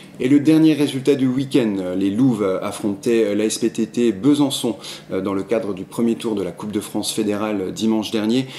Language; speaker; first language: French; native; French